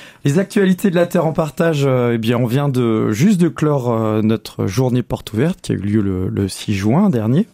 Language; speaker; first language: French; native; French